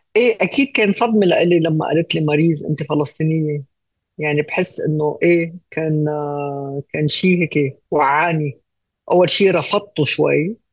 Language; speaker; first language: Arabic; native; Arabic